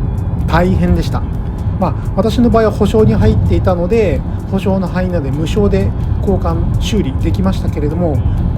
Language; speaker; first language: Japanese; native; Japanese